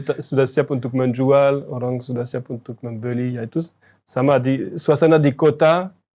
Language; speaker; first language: Indonesian; non-native, fluent; French